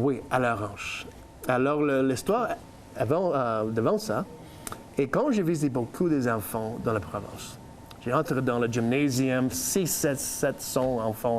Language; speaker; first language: French; non-native, learner; English